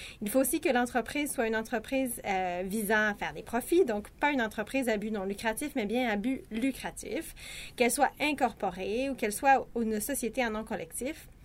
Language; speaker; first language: French; native; French